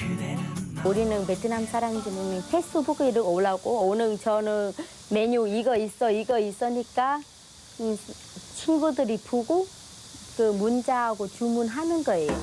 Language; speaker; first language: Korean; non-native, learner; Vietnamese